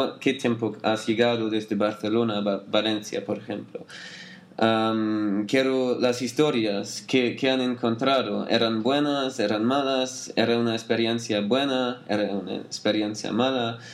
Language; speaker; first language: Spanish; non-native, learner; German